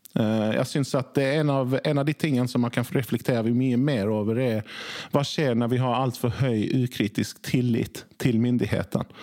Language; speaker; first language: Norwegian; early bilingual, other home language; Swedish